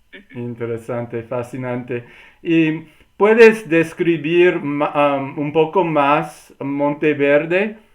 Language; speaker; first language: Spanish; non-native, learner; English